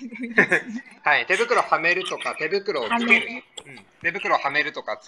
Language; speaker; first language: Japanese; native; Japanese